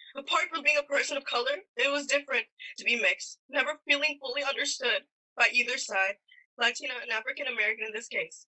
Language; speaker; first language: English; early bilingual, other home language; Spanish